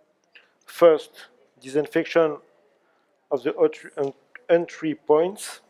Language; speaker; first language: English; non-native, learner; French